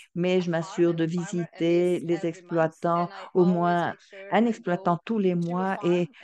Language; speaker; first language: French; non-native, fluent; Portuguese